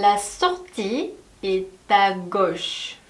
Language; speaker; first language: French; non-native, learner; Korean